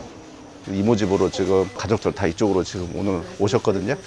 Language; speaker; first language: Korean; native; Korean